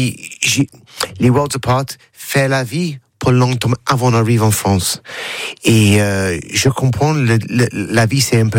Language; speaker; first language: French; non-native, learner; English